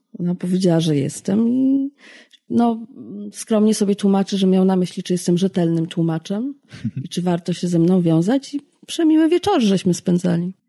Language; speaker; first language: Polish; native; Polish